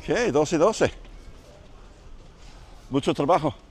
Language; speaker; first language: Spanish; non-native, learner; English